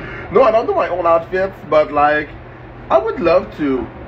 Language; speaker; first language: English; non-native, fluent; French